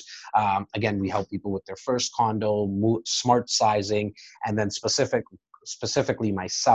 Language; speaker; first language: English; native; English